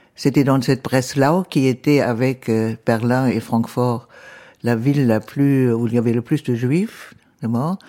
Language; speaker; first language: French; non-native, fluent; German